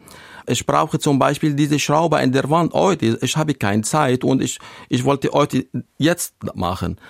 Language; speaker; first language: German; non-native, learner; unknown